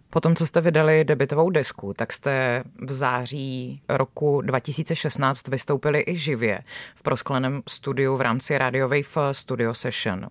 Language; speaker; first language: Czech; native; Czech